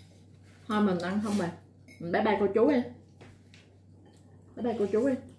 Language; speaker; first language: Vietnamese; native; Vietnamese